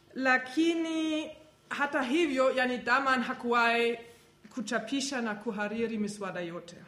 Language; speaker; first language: Swahili; non-native, fluent; German